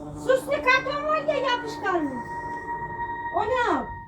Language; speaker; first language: Turkish; native; Turkish